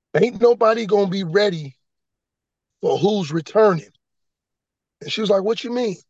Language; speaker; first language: English; native; English